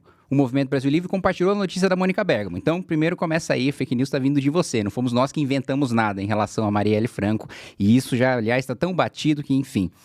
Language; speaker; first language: Portuguese; native; Portuguese